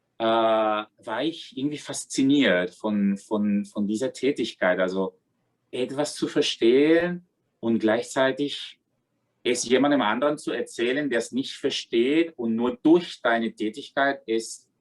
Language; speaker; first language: German; non-native, fluent; Spanish